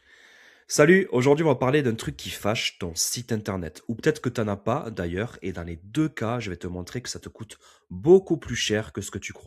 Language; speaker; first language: French; native; French